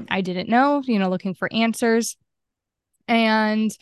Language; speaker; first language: English; native; English